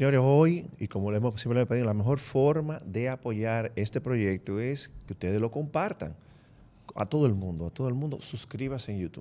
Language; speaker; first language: Spanish; native; Spanish